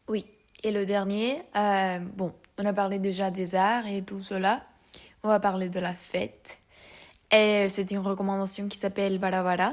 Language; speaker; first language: French; non-native, learner; Spanish